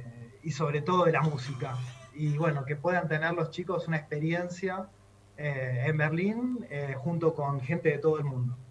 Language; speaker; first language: Spanish; native; Spanish